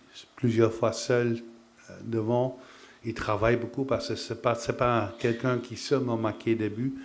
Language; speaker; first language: French; non-native, fluent; Dutch